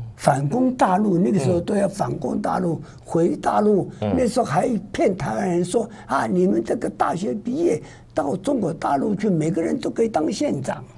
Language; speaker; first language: Chinese; native; Chinese